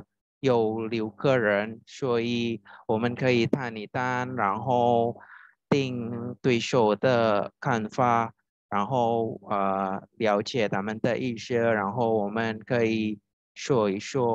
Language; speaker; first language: Chinese; non-native, fluent; Indonesian